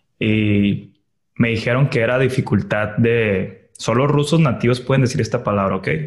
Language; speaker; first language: Spanish; native; Spanish